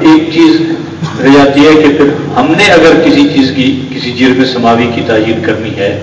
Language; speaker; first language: Urdu; non-native, local second language; Pashto